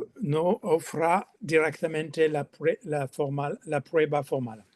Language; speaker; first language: Spanish; non-native, learner; French